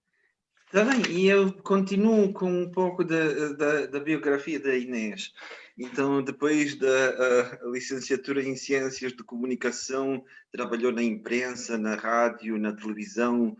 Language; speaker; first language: Portuguese; non-native, fluent; Croatian